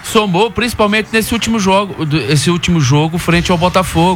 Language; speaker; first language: Portuguese; native; Portuguese